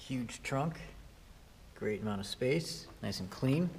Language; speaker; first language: English; native; English